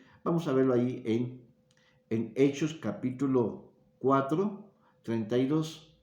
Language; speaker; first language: Spanish; native; Spanish